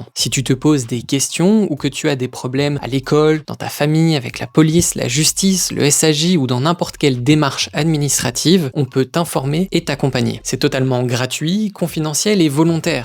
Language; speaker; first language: French; native; French